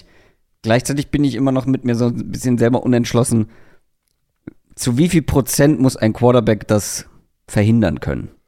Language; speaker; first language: German; native; German